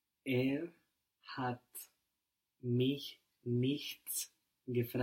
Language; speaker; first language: German; non-native, learner; English